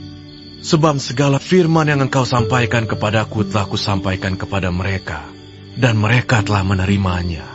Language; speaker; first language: Indonesian; native; Indonesian